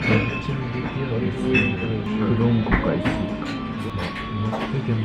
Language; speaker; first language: Korean; non-native, learner; Japanese